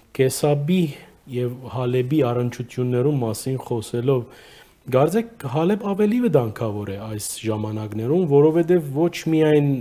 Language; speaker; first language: Armenian; native; Armenian